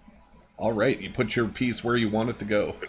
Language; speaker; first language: English; native; English